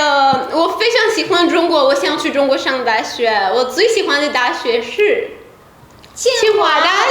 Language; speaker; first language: Chinese; non-native, learner; Persian